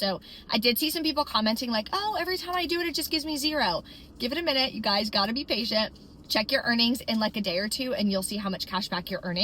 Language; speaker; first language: English; native; English